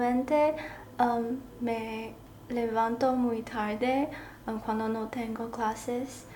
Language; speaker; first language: Spanish; non-native, learner; Chinese